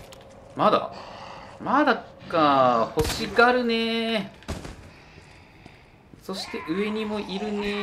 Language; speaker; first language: Japanese; native; Japanese